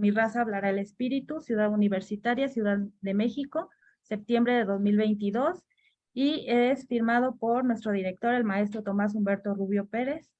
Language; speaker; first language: Spanish; native; Spanish